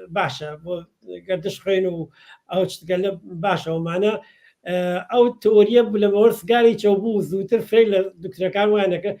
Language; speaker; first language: Central Kurdish; native; Central Kurdish